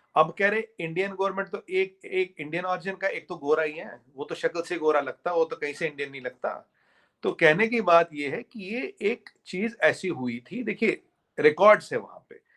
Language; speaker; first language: Hindi; native; Hindi